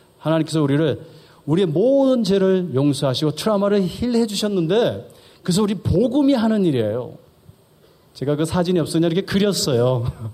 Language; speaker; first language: Korean; early bilingual, heritage; Korean